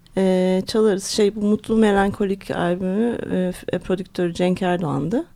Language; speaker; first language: Turkish; early bilingual, heritage; Turkish